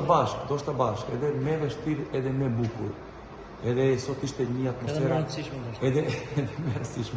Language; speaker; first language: Albanian; non-native, learner; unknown